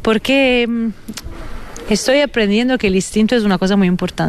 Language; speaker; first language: Spanish; non-native, fluent; Italian